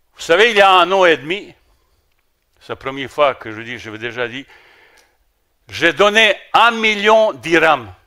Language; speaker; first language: French; non-native, fluent; Bosnian